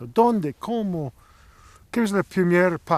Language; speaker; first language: Spanish; non-native, learner; English